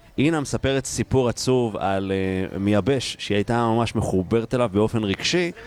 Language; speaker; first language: Hebrew; native; Hebrew